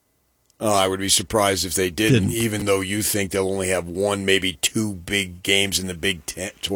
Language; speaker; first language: English; native; English